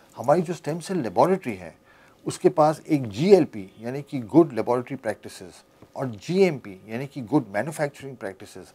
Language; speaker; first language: Hindi; native; Hindi